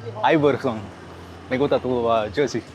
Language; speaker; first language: Spanish; non-native, learner; English